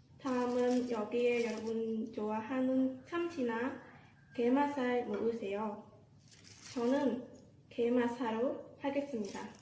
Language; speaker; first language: Korean; non-native, learner; Vietnamese